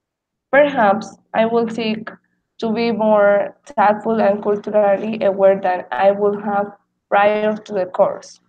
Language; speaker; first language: English; non-native, learner; Spanish